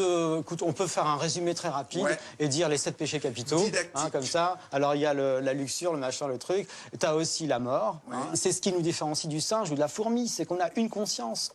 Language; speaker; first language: French; native; French